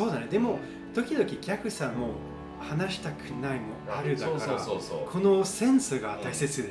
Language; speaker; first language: Japanese; non-native, learner; French